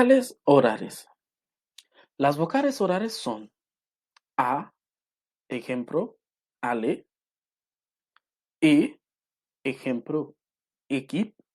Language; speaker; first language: Spanish; non-native, local second language; Haitian Creole